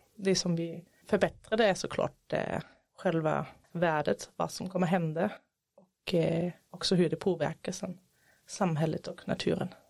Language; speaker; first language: Swedish; non-native, fluent; German